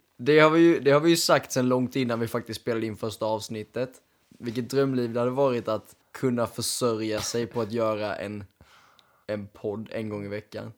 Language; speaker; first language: Swedish; native; Swedish